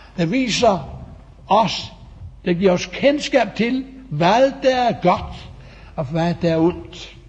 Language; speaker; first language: Danish; native; Danish